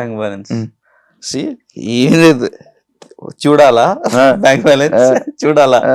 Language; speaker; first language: Telugu; non-native, learner; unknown